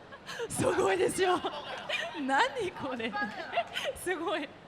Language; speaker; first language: Japanese; non-native, fluent; French